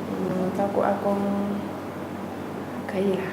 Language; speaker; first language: Chinese; non-native, fluent; Indonesian